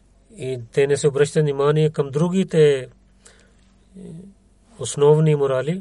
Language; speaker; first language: Bulgarian; non-native, learner; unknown